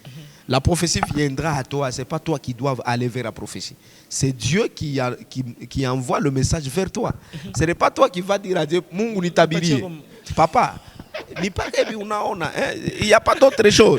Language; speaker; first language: French; non-native, local second language; Swahili